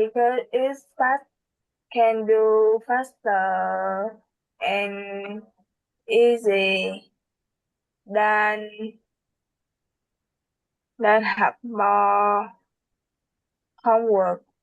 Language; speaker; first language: English; non-native, learner; Vietnamese